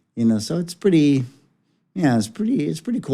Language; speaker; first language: English; native; English